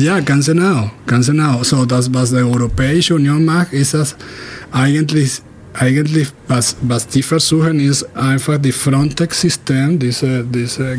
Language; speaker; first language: German; non-native, fluent; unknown